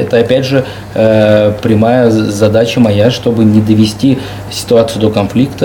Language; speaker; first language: Russian; native; Russian